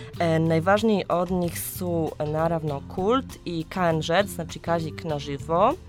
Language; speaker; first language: Polish; non-native, learner; Serbian